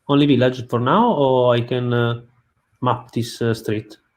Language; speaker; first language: English; non-native, learner; Italian